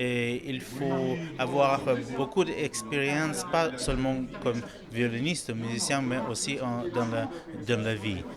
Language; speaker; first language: French; non-native, learner; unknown